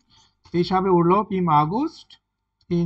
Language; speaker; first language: German; non-native, learner; Bangla